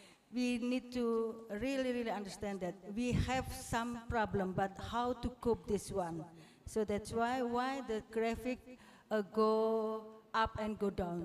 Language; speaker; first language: English; non-native, fluent; Indonesian